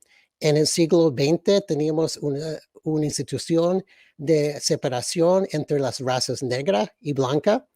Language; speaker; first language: Spanish; early bilingual, other home language; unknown